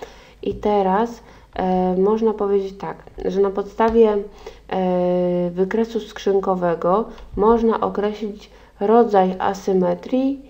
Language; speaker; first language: Polish; native; Polish